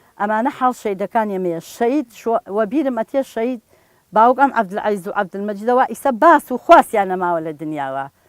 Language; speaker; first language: Central Kurdish; native; Central Kurdish